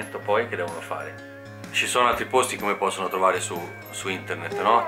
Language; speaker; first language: Italian; native; Italian